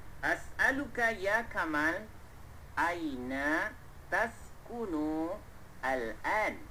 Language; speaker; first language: Arabic; non-native, fluent; Malay